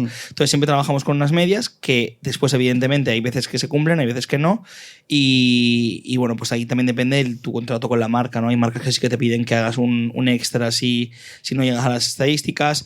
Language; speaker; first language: Spanish; native; Spanish